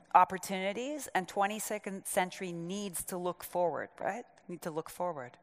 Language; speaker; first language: English; native; English